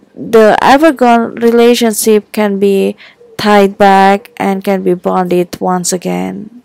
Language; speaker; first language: English; non-native, fluent; Indonesian